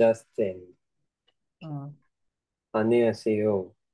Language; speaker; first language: Korean; non-native, learner; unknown